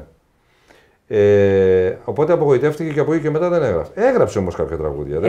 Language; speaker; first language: Greek; native; Greek